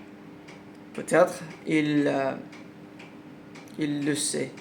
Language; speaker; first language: French; non-native, learner; Arabic